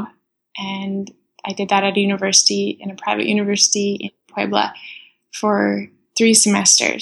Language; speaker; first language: English; native; English